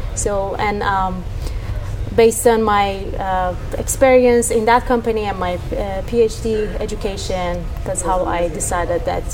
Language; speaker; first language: English; non-native, fluent; Persian